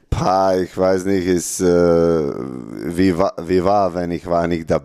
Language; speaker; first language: German; non-native, learner; Serbian